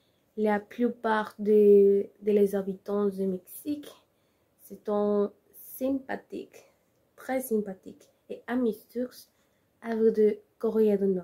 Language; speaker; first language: French; non-native, learner; Spanish